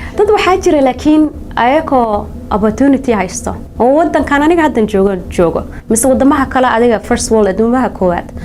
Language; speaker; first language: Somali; early bilingual, heritage; Somali